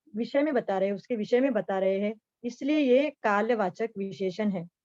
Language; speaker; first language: Hindi; non-native, local second language; Marathi